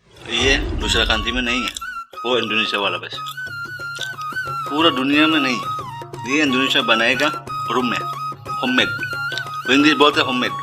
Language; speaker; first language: Hindi; non-native, learner; Indonesian